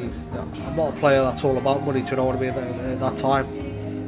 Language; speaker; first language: English; native; English